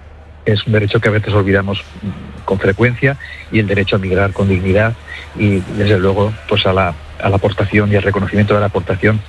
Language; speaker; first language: Spanish; native; Spanish